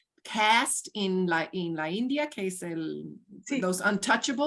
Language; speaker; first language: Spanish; non-native, fluent; English